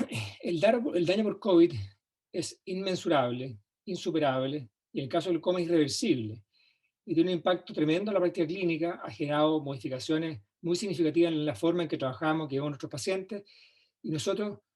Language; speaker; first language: Spanish; native; Spanish